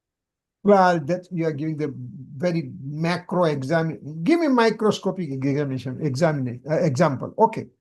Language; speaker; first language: English; non-native, local second language; Gujarati